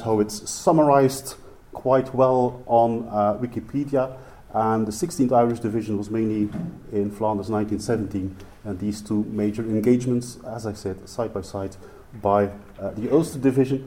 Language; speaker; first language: English; non-native, fluent; Dutch